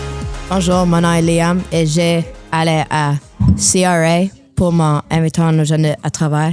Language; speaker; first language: French; non-native, local second language; English